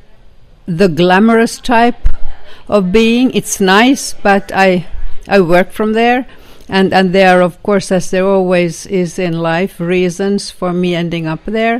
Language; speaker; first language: English; non-native, fluent; Swedish